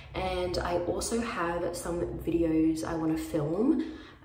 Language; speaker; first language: English; native; English